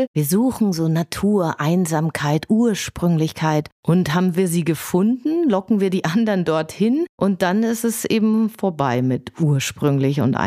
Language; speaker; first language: German; native; German